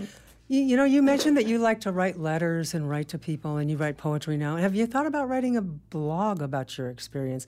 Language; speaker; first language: English; native; English